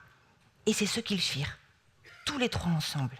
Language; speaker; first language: French; native; French